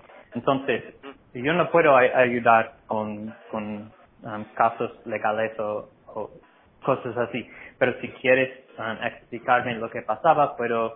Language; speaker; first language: Spanish; non-native, fluent; English